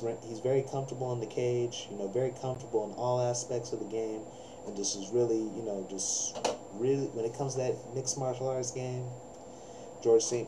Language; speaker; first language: English; native; English